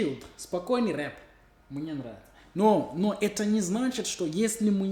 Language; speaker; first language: Russian; non-native, fluent; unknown